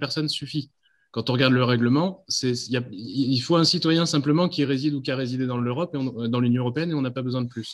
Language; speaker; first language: French; native; French